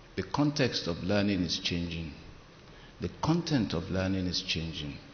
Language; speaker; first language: English; non-native, local second language; Yoruba